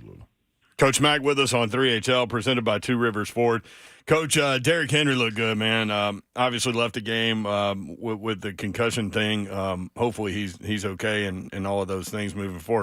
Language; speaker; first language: English; native; English